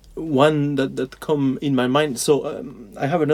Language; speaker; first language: English; non-native, fluent; French